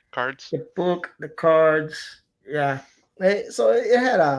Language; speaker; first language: English; non-native, fluent; Spanish